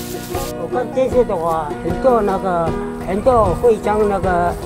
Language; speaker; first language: Chinese; non-native, local second language; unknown